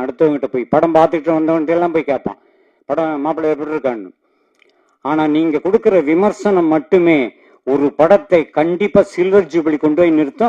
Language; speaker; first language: Tamil; native; Tamil